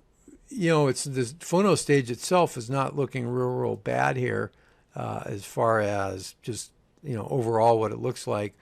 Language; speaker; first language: English; native; English